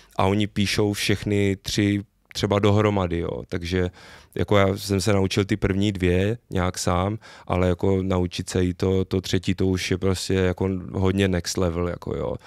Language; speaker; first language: Czech; native; Czech